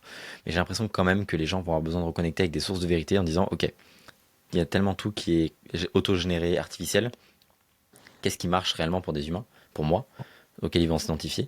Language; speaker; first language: French; native; French